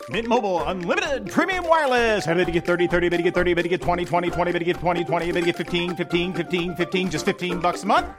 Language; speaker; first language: English; early bilingual, other home language; Hindi